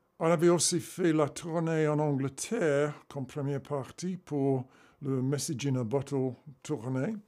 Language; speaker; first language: French; non-native, learner; English